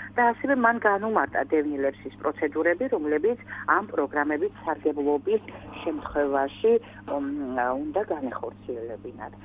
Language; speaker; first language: Georgian; native; Georgian